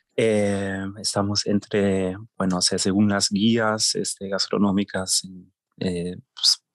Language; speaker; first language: Spanish; early bilingual, heritage; German